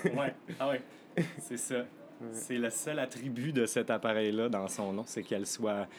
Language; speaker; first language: French; native; French